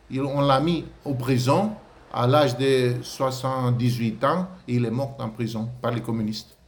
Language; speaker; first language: French; non-native, fluent; Romanian